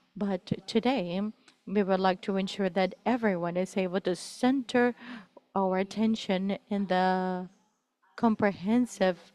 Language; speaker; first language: English; non-native, fluent; Spanish